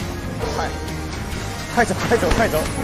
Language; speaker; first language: Chinese; native; Chinese